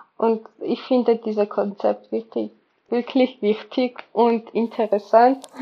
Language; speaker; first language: German; non-native, learner; Georgian